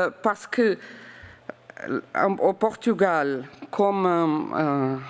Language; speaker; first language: French; non-native, fluent; Portuguese